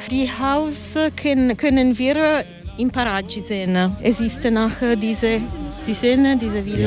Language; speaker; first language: German; non-native, learner; Italian